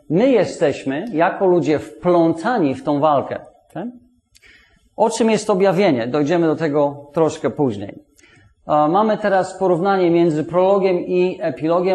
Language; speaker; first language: Polish; non-native, fluent; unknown